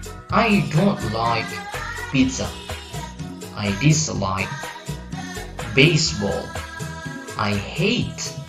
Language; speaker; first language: English; non-native, fluent; Indonesian